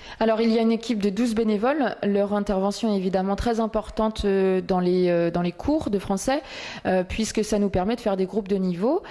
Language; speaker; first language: French; native; French